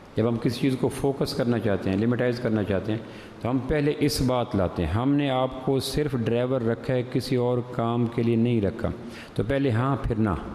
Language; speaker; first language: Urdu; native; Urdu